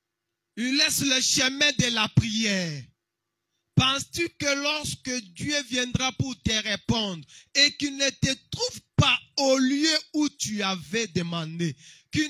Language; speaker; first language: French; non-native, local second language; Lingala